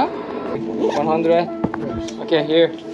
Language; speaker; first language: English; non-native, learner; Korean